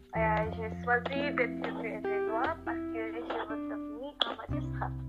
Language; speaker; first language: French; non-native, learner; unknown